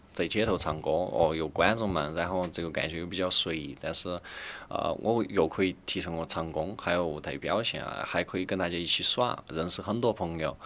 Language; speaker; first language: Chinese; non-native, fluent; Polish